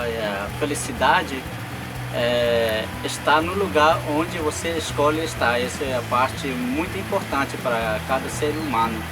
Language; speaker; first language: Portuguese; non-native, local second language; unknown